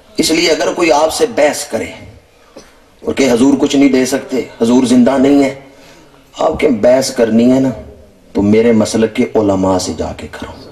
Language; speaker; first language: Urdu; non-native, local second language; Punjabi